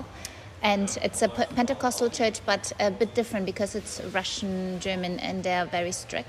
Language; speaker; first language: English; non-native, fluent; German